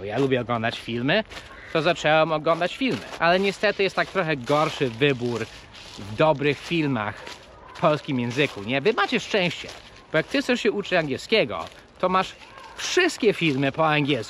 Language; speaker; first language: Polish; early bilingual, heritage; Polish